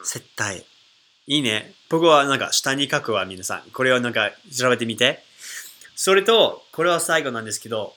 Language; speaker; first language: Japanese; non-native, fluent; English